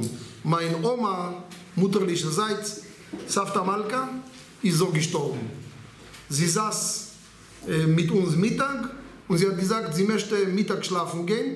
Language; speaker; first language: German; non-native, learner; Hebrew